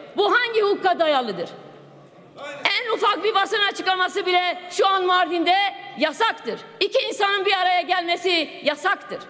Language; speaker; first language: Turkish; non-native, local second language; Kurdish